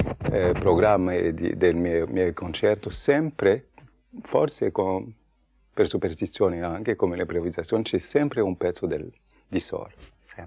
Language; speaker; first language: Italian; non-native, fluent; French